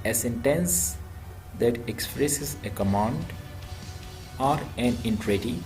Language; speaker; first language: English; non-native, local second language; Urdu